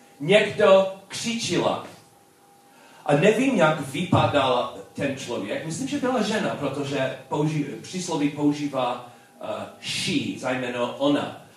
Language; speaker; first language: Czech; non-native, learner; English